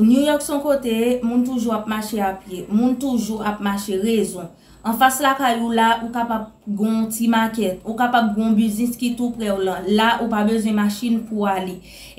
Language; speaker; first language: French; non-native, local second language; Haitian Creole